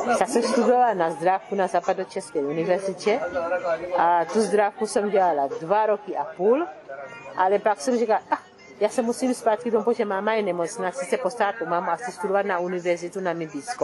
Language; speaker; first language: Czech; early bilingual, other home language; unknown